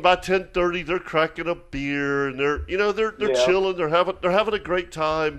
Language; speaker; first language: English; native; English